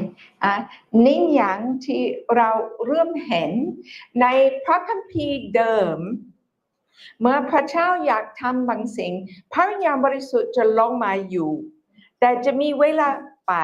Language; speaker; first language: Thai; non-native, fluent; English